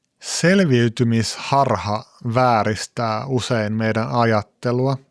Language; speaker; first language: Finnish; native; Finnish